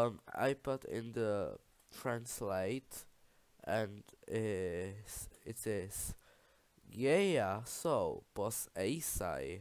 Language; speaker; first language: English; non-native, learner; Czech